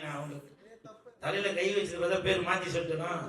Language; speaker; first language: Tamil; native; Tamil